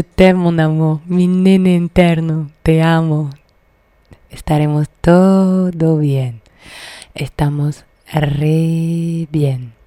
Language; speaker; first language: Spanish; non-native, fluent; French